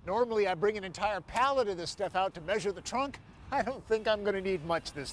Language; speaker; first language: English; native; English